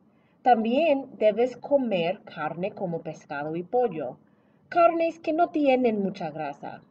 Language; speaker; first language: Spanish; non-native, fluent; English